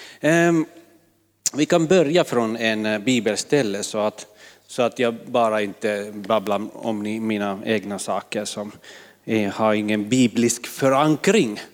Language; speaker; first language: Swedish; non-native, fluent; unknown